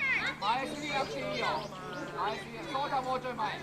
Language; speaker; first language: Japanese; native; Japanese